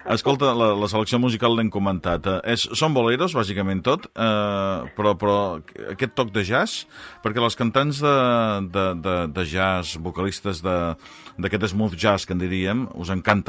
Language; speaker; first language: Catalan; native; Catalan